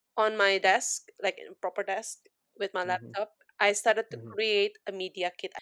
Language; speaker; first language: English; non-native, fluent; Indonesian